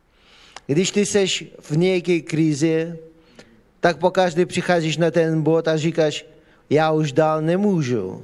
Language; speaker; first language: Czech; non-native, fluent; Ukrainian